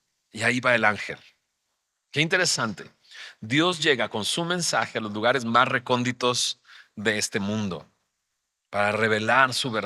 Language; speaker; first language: Spanish; native; Spanish